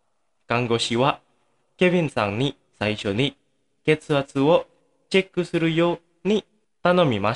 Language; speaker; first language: Japanese; non-native, fluent; Indonesian